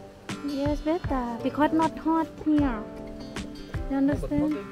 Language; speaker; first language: English; non-native, learner; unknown